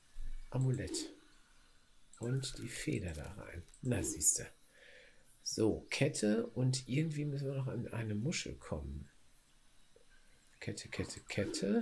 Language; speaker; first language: German; native; German